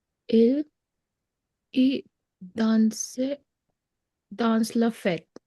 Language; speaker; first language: French; non-native, learner; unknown